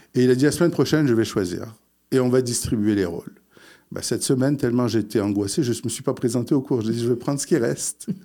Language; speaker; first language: French; early bilingual, other home language; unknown